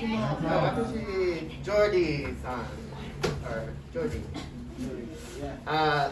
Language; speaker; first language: Japanese; non-native, learner; English